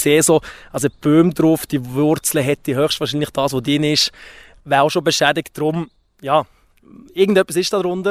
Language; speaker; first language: German; native; German